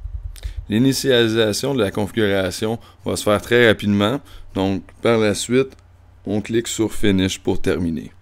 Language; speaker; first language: French; native; French